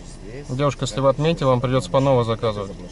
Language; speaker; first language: Russian; native; Russian